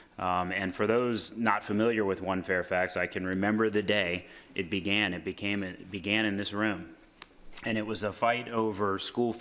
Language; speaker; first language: English; native; English